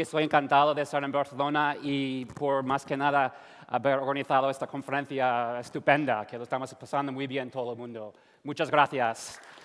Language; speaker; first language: Spanish; non-native, fluent; English